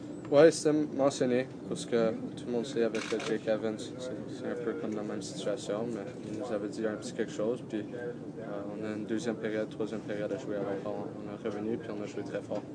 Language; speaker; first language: French; native; French